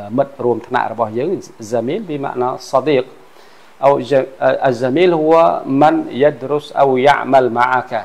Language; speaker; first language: Arabic; non-native, fluent; Khmer